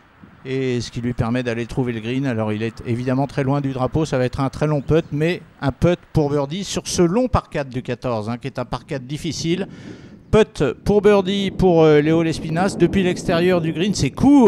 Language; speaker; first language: French; native; French